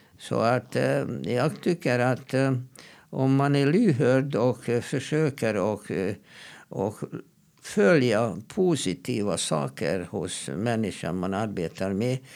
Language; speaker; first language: Swedish; non-native, fluent; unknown